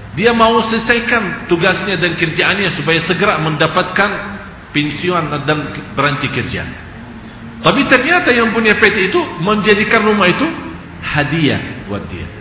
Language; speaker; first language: Indonesian; non-native, fluent; Arabic